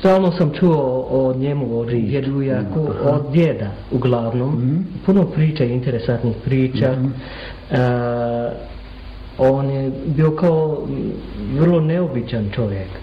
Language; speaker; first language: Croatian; non-native, fluent; English